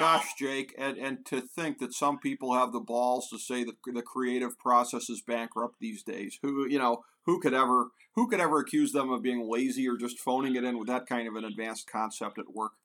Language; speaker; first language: English; native; English